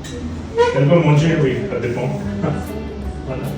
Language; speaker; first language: French; non-native, learner; Hindi